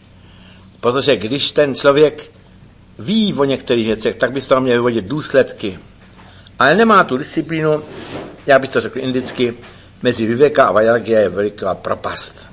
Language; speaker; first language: Czech; native; Czech